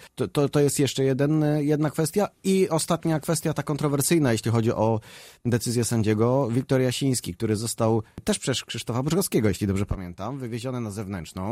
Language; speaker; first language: Polish; native; Polish